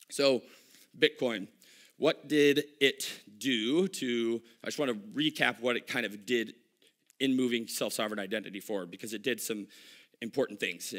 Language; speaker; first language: English; native; English